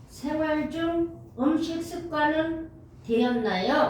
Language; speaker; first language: Korean; non-native, learner; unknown